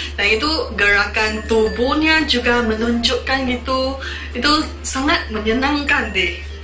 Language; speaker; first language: Indonesian; non-native, fluent; Min Nan Chinese